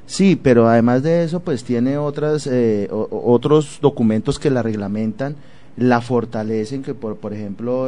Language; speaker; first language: Spanish; native; Spanish